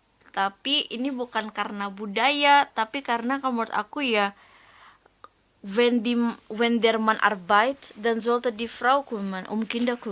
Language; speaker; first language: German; non-native, learner; Indonesian